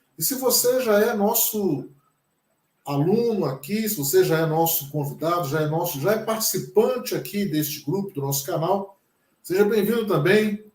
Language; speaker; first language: Portuguese; native; Portuguese